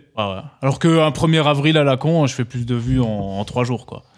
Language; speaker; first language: French; native; French